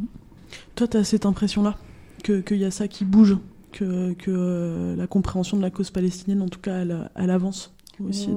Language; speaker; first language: French; native; French